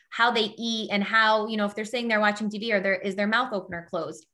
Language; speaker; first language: English; native; English